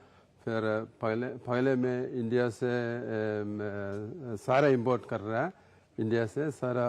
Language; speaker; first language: Hindi; non-native, local second language; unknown